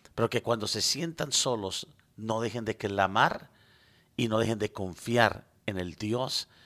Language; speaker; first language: Spanish; early bilingual, heritage; Spanish